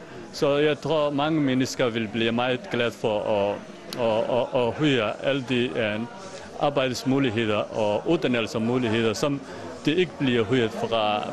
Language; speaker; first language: Danish; non-native, fluent; Somali